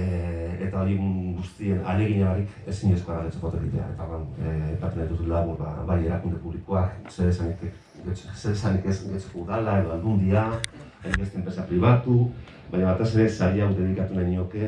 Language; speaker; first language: Basque; non-native, local second language; Spanish